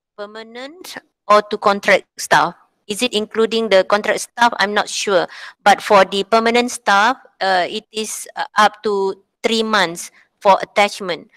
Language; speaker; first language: English; non-native, local second language; Malay